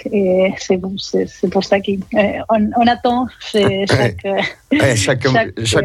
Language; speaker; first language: French; non-native, fluent; Spanish